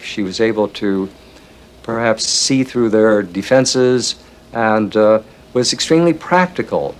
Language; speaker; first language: English; native; English